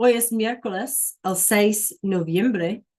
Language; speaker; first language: Spanish; non-native, fluent; English